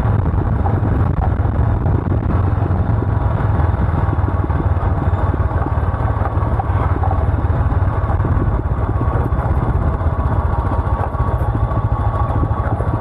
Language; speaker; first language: Korean; native; Korean